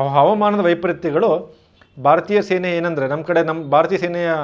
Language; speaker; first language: Kannada; native; Kannada